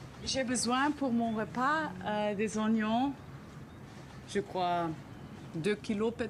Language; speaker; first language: French; non-native, learner; German